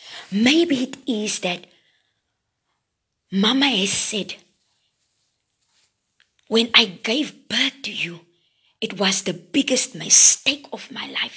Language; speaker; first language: English; non-native, local second language; Afrikaans